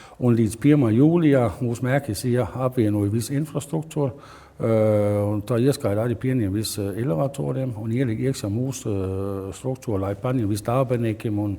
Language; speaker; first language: Latvian; non-native, learner; Danish